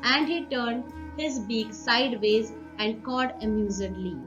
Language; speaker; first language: English; non-native, local second language; Marathi